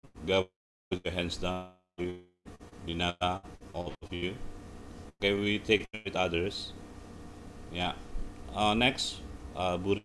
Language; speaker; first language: English; non-native, fluent; Indonesian